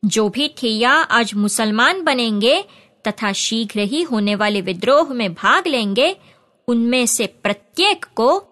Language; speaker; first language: Hindi; non-native, local second language; Marathi